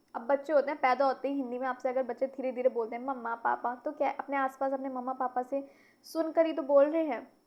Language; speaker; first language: Hindi; native; Hindi